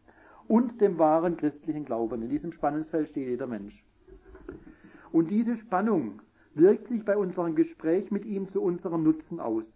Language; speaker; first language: German; native; German